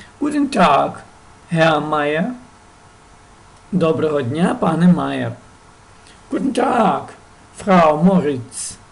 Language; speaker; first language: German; non-native, fluent; Ukrainian